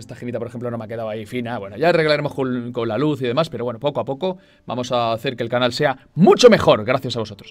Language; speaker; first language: Spanish; native; Spanish